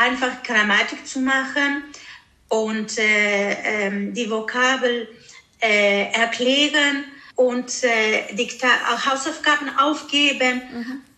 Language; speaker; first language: German; early bilingual, other home language; Greek